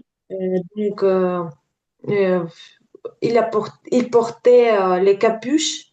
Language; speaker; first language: French; non-native, learner; Ukrainian